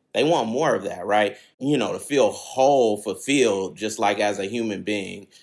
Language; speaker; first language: English; native; English